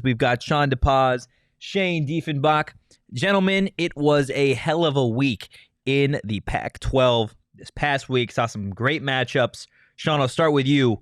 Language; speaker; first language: English; native; English